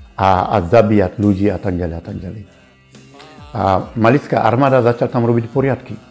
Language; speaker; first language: Slovak; non-native, fluent; Bambara